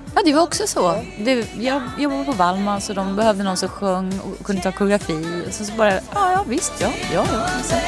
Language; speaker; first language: Swedish; native; Swedish